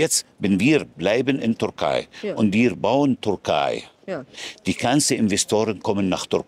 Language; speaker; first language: German; non-native, fluent; Arabic